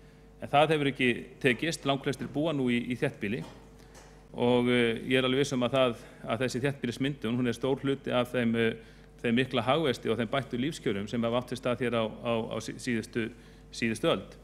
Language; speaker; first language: Icelandic; native; Icelandic